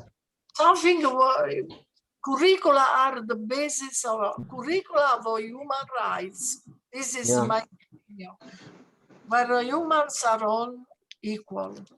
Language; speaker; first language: English; non-native, learner; Italian